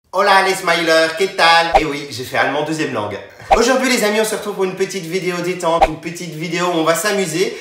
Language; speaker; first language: French; native; French